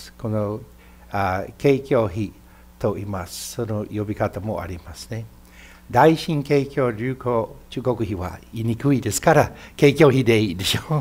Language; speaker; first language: Japanese; non-native, fluent; English